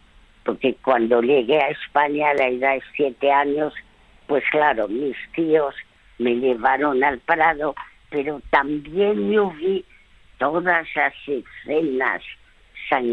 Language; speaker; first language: Spanish; early bilingual, other home language; French